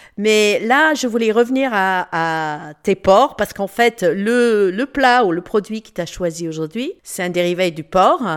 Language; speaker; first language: French; non-native, fluent; English